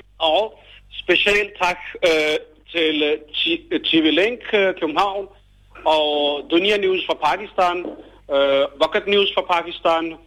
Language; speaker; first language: Danish; non-native, fluent; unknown